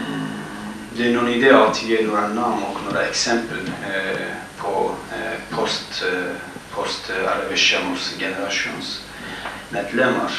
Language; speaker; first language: Swedish; non-native, fluent; Kurdish